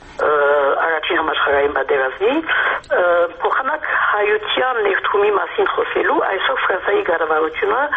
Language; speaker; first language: Armenian; early bilingual, heritage; Armenian